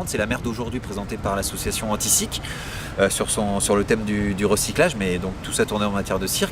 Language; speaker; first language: French; native; French